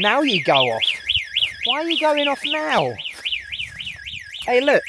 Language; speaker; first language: English; native; English